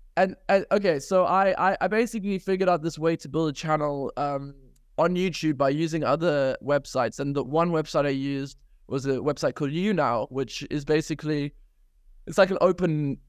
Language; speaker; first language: English; native; English